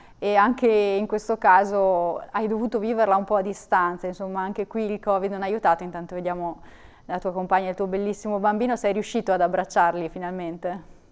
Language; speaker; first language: Italian; native; Italian